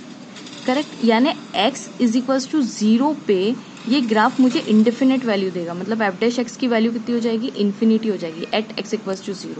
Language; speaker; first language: Hindi; native; Hindi